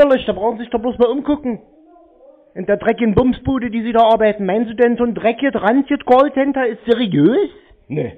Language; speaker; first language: German; native; German